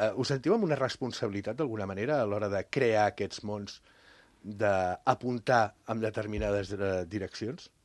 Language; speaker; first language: Catalan; native; Catalan